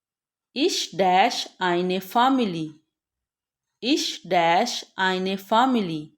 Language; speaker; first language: German; non-native, fluent; Urdu